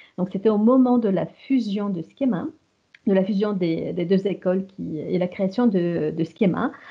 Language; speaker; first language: French; non-native, fluent; Romanian